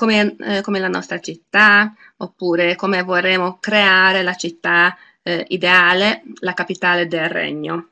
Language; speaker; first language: Italian; non-native, fluent; Hungarian